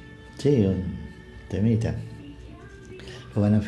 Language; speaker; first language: Spanish; native; Spanish